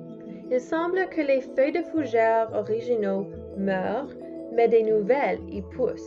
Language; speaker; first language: French; non-native, learner; English